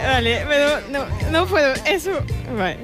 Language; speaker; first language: Spanish; non-native, learner; German